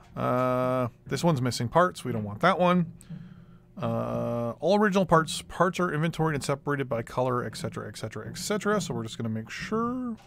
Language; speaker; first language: English; native; English